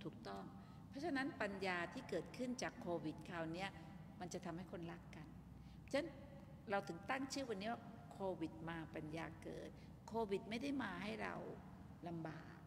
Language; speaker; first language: Thai; native; Thai